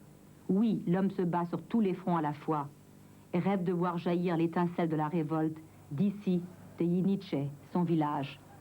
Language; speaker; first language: French; native; French